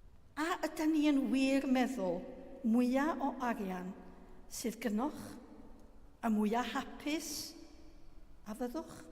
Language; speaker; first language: Welsh; native; Welsh